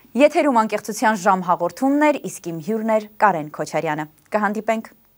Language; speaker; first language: Armenian; native; Armenian